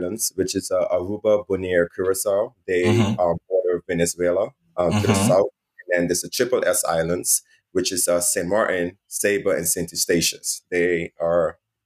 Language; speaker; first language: English; non-native, fluent; Dutch